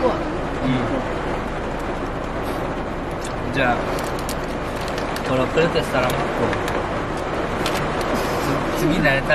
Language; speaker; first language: Japanese; early bilingual, other home language; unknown